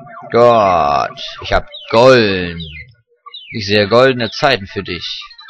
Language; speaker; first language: German; native; German